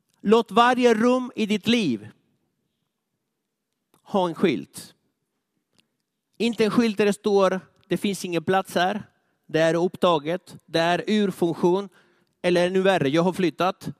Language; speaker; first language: Swedish; non-native, fluent; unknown